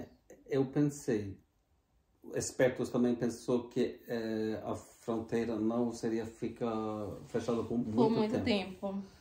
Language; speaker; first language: Portuguese; non-native, fluent; Norwegian